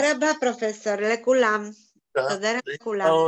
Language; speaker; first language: Hebrew; non-native, learner; Polish